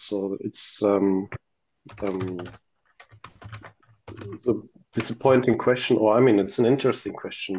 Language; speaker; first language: English; non-native, fluent; German